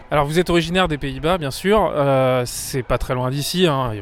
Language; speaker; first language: French; native; French